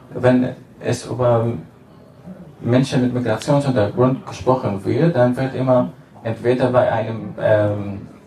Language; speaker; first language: German; non-native, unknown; Arabic